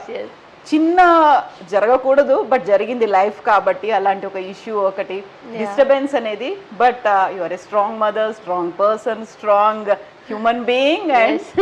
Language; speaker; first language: Telugu; native; Telugu